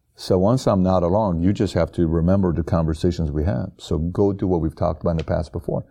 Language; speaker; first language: English; non-native, fluent; Persian